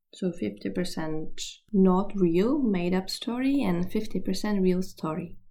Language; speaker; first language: English; non-native, fluent; Czech